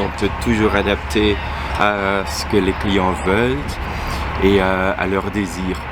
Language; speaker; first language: French; non-native, fluent; Swedish